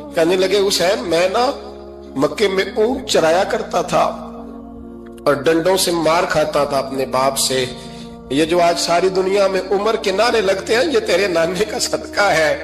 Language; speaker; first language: Urdu; native; Urdu